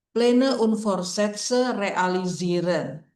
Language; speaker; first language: German; non-native, fluent; Indonesian